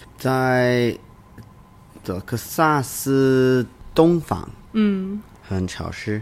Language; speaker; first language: Chinese; non-native, learner; English